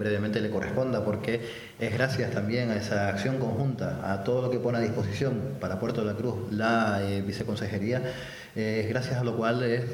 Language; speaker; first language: Spanish; native; Spanish